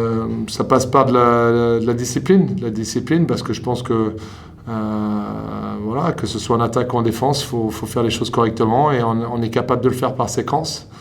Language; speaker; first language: French; native; French